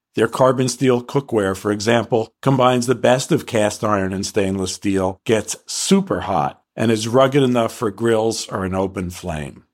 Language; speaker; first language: English; native; English